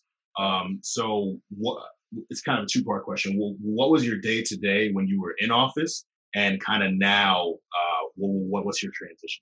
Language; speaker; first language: English; native; English